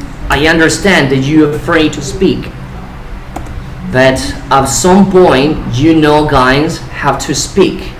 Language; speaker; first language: English; non-native, fluent; Spanish